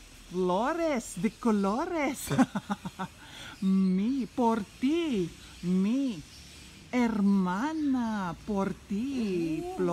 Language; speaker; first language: Spanish; non-native, learner; Iloko